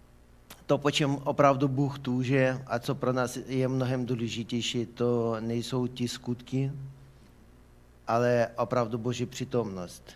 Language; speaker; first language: Czech; non-native, fluent; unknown